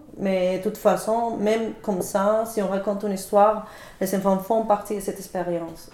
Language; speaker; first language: French; non-native, fluent; Spanish